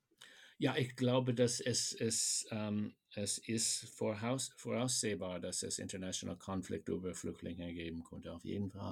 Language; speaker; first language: German; non-native, fluent; English